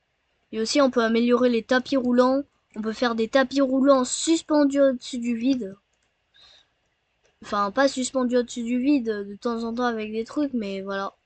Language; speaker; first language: French; native; French